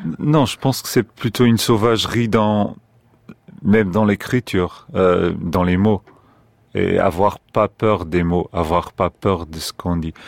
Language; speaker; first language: French; non-native, fluent; Portuguese